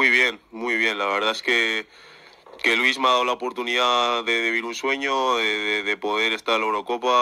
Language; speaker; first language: Spanish; early bilingual, other home language; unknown